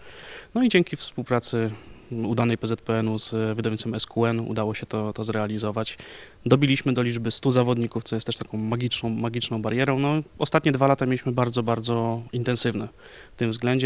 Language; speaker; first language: Polish; native; Polish